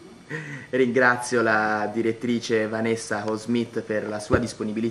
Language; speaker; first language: Italian; native; Italian